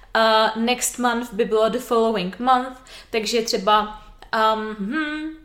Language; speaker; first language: English; non-native, fluent; Czech